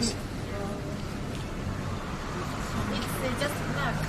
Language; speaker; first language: English; non-native, learner; Japanese